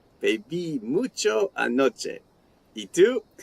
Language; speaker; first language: Spanish; non-native, fluent; English